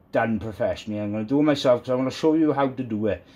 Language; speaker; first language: English; native; English